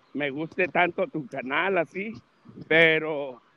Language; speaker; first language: Spanish; early bilingual, heritage; Spanish